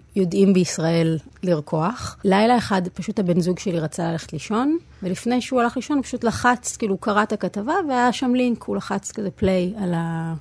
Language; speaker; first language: Hebrew; native; Hebrew